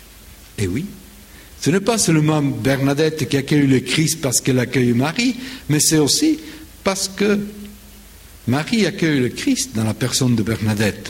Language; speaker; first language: French; non-native, fluent; Spanish